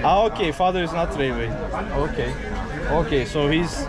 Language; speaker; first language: English; non-native, learner; Turkish